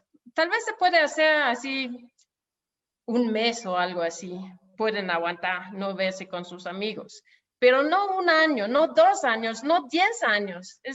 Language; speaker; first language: Spanish; non-native, fluent; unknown